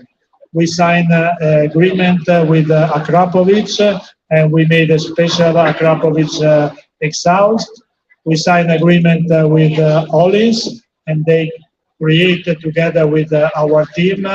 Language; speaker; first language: English; non-native, fluent; Italian